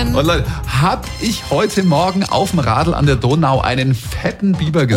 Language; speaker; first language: German; native; German